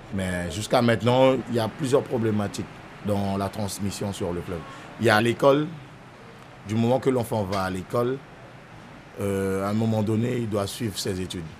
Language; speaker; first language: French; native; French